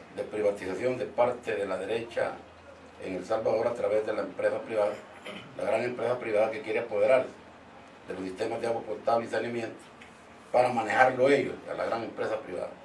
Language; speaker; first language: Spanish; native; Spanish